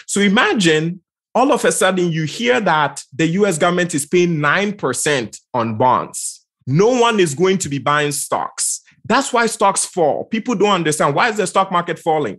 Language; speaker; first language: English; non-native, local second language; Akan